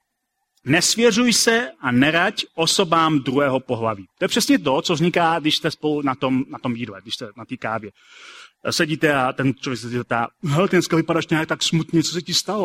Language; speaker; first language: Czech; native; Czech